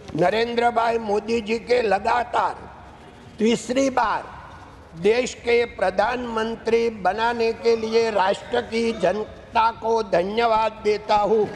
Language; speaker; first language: Hindi; non-native, local second language; Gujarati